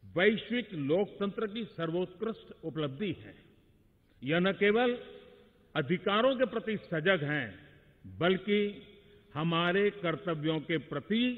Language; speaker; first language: Hindi; non-native, local second language; Gujarati